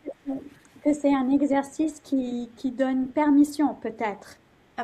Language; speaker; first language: French; non-native, fluent; English